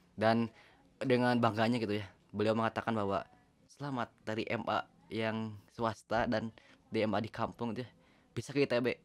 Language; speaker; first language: Indonesian; non-native, local second language; Sundanese